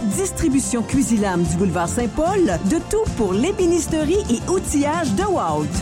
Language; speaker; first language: French; native; French